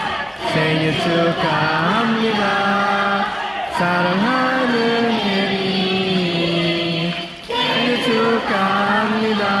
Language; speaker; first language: Korean; non-native, learner; English